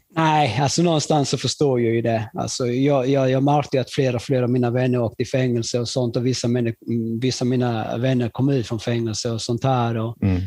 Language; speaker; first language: Swedish; early bilingual, other home language; Spanish